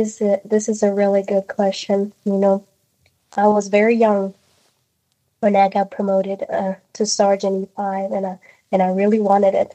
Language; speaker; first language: English; non-native, fluent; Spanish